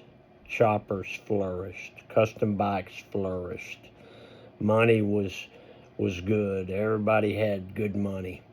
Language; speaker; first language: English; native; English